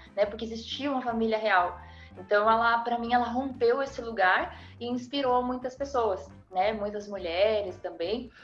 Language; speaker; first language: Portuguese; native; Portuguese